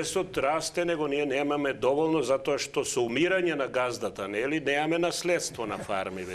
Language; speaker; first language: Macedonian; native; Macedonian